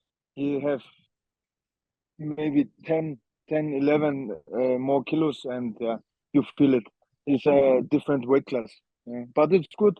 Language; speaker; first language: English; non-native, learner; German